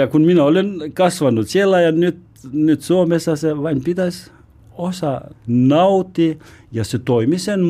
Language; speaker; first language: Finnish; non-native, learner; Albanian